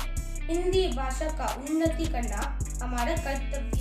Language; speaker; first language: Hindi; non-native, local second language; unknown